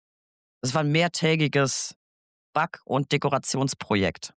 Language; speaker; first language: German; native; German